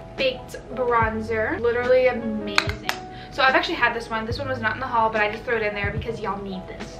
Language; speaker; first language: English; native; English